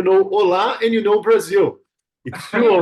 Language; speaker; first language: English; non-native, fluent; Portuguese